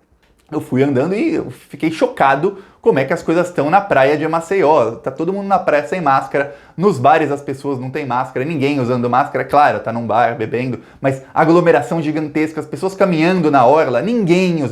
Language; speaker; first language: Portuguese; native; Portuguese